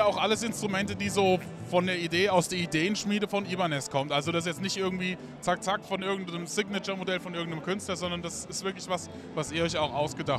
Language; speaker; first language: German; native; German